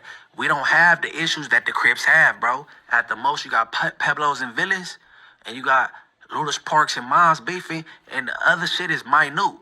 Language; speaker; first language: English; native; English